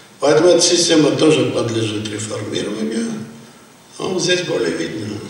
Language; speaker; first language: Russian; non-native, local second language; Armenian